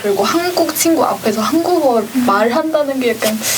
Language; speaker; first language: Korean; non-native, fluent; Chinese